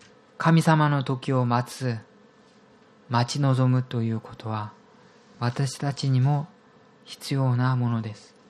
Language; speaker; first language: Japanese; non-native, fluent; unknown